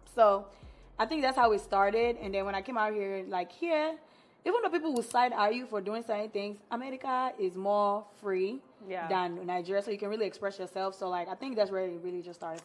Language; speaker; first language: English; non-native, local second language; Yoruba